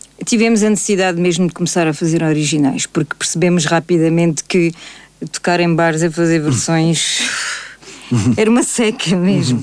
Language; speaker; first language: Portuguese; native; Portuguese